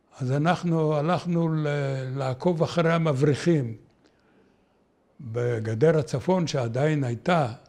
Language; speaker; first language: Hebrew; native; Hebrew